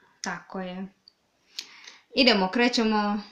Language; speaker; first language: Serbian; non-native, learner; Swahili